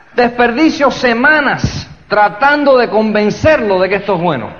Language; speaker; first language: Spanish; early bilingual, heritage; Spanish